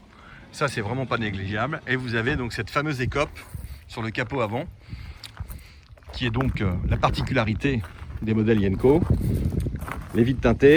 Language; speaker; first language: French; native; French